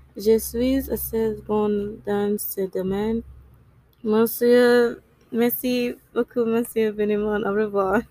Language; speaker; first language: French; non-native, learner; English